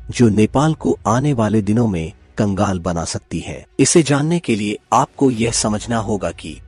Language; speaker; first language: Hindi; non-native, local second language; Nepali